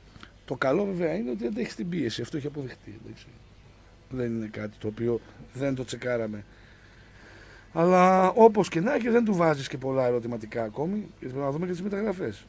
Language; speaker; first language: Greek; native; Greek